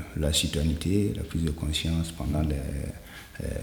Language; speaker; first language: French; non-native, local second language; Mossi